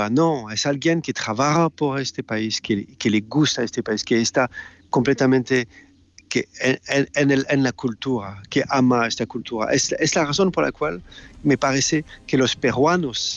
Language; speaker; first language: Spanish; non-native, fluent; French